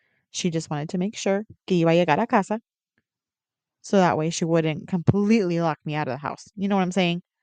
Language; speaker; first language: English; early bilingual, other home language; Spanish